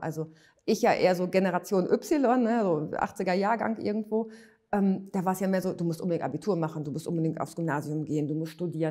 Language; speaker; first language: German; native; German